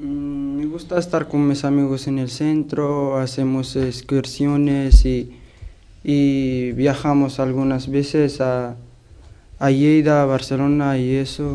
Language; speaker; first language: Spanish; non-native, learner; Arabic